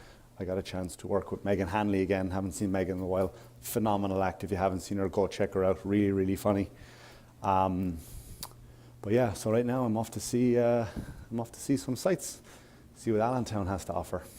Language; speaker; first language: English; native; English